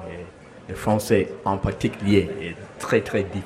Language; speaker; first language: French; non-native, learner; English